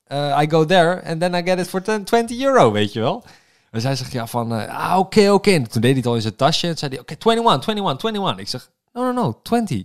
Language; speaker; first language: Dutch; native; Dutch